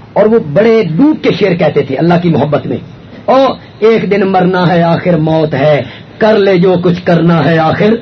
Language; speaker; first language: Urdu; non-native, local second language; Punjabi